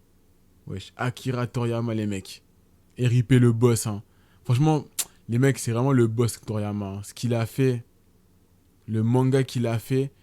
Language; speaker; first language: French; native; French